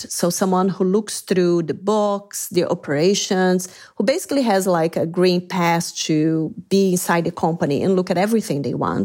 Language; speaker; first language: English; non-native, fluent; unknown